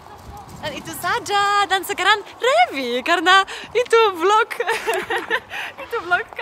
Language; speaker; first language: Indonesian; non-native, learner; Polish